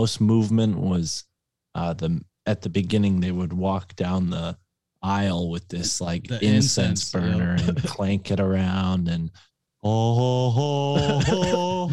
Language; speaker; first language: English; native; English